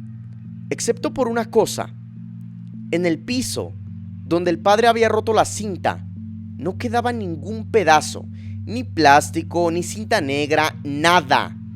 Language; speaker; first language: Spanish; native; Spanish